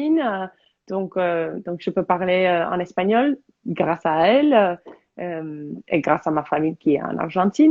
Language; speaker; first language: French; non-native, fluent; English